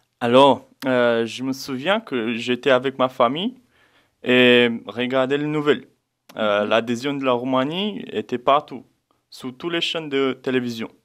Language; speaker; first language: French; non-native, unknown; Romanian